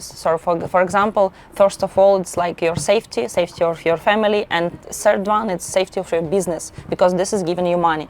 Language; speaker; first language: English; non-native, fluent; Ukrainian